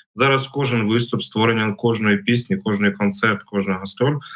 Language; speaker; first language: Ukrainian; native; Ukrainian